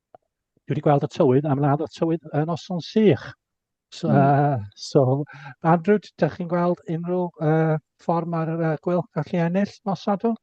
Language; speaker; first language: Welsh; non-native, local second language; English